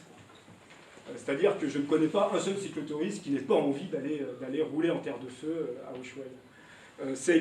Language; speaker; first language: French; native; French